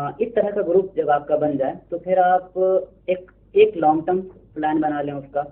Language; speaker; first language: Urdu; native; Urdu